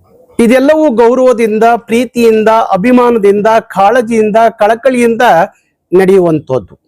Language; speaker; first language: Kannada; native; Kannada